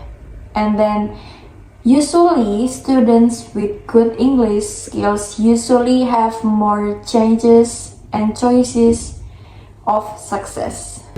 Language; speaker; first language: English; non-native, learner; Indonesian